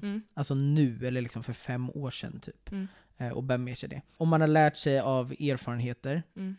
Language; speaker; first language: Swedish; native; Swedish